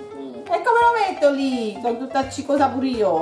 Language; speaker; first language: Italian; native; Italian